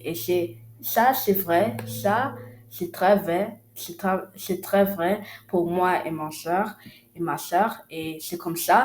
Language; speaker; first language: French; non-native, learner; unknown